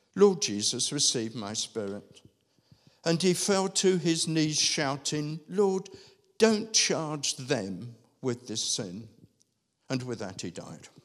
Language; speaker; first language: English; native; English